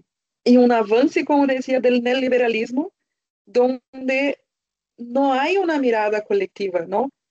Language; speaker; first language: Spanish; non-native, fluent; Portuguese